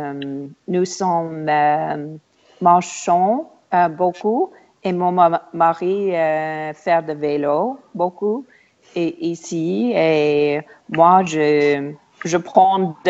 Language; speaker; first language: French; non-native, learner; English